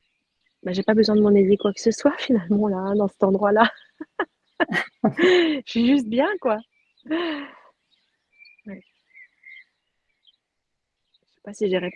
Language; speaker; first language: French; native; French